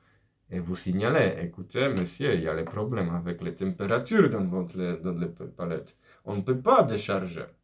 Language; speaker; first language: French; non-native, fluent; Polish